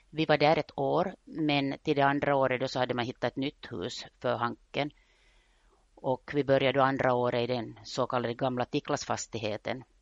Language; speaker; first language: Swedish; native; Swedish